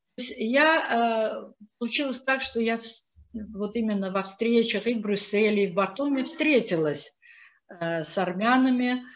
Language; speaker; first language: Russian; non-native, local second language; Azerbaijani